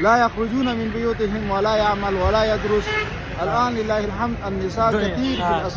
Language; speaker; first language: Arabic; non-native, fluent; Pashto